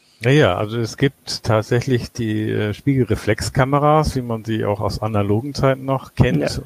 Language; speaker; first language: German; native; German